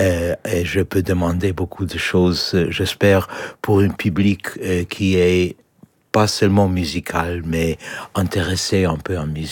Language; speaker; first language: French; non-native, fluent; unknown